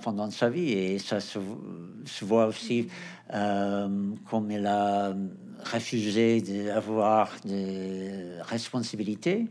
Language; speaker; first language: French; non-native, fluent; Portuguese